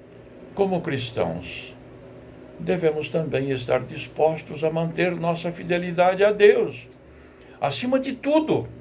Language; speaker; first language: Portuguese; native; Portuguese